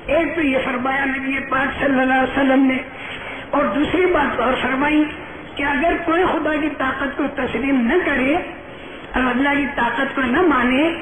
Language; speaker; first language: Urdu; non-native, local second language; Gujarati